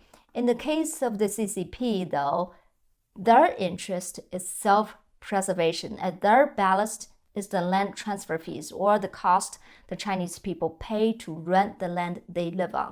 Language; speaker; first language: English; non-native, fluent; Chinese